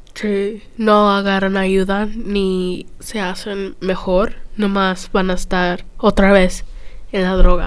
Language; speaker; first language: Spanish; early bilingual, other home language; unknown